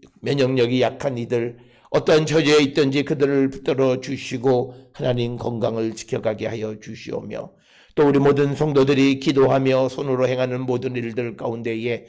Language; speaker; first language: Korean; native; Korean